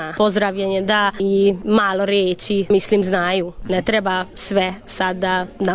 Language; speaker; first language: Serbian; non-native, local second language; Hungarian